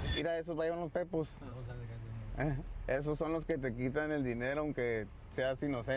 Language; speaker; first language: Spanish; native; Spanish